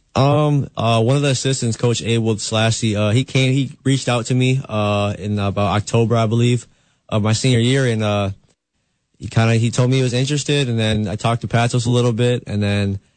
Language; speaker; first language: English; native; English